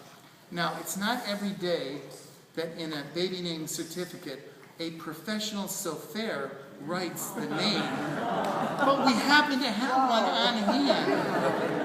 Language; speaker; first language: English; native; English